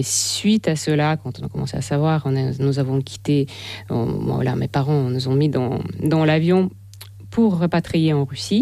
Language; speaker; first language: French; non-native, fluent; Russian